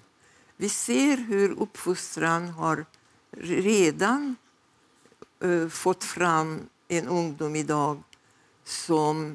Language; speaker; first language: Swedish; non-native, fluent; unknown